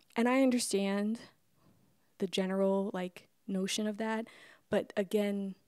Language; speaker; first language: English; native; English